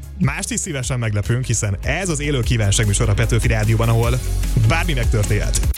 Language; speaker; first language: Hungarian; native; Hungarian